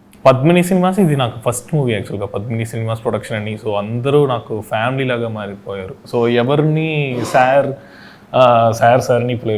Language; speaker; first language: Telugu; non-native, learner; Tamil